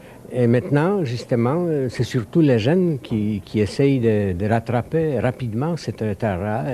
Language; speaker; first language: French; non-native, fluent; Polish